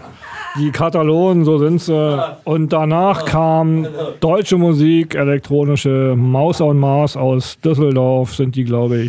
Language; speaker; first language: German; native; German